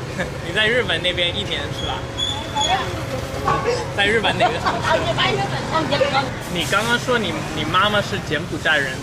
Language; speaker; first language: Chinese; non-native, fluent; English